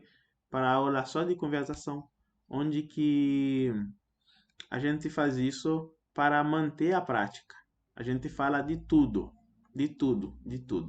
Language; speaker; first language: Portuguese; non-native, fluent; French